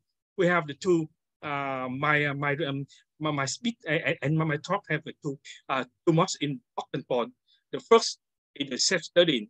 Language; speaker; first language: English; non-native, learner; Vietnamese